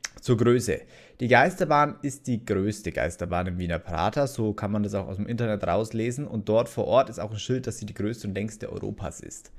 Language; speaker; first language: German; native; German